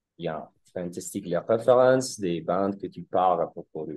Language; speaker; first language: French; non-native, learner; Spanish